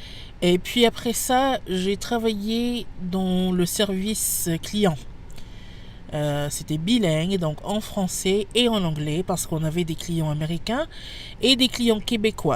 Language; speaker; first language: French; non-native, fluent; English